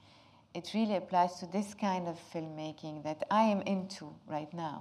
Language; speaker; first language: English; non-native, fluent; Arabic